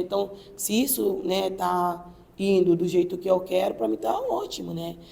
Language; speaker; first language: Portuguese; non-native, local second language; Upper Guinea Crioulo